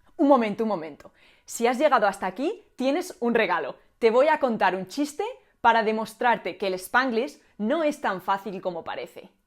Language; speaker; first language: Spanish; native; Spanish